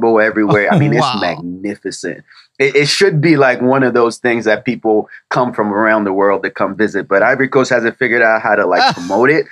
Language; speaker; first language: English; early bilingual, other home language; French